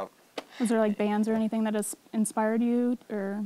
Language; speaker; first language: English; native; English